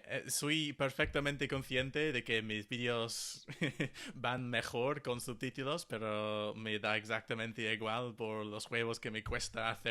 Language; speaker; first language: Spanish; non-native, fluent; English